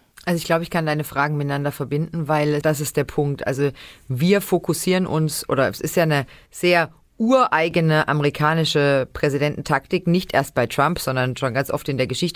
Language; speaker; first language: German; native; German